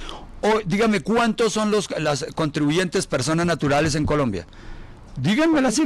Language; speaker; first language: Spanish; native; Spanish